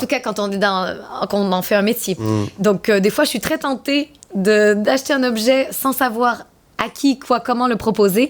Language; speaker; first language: French; native; French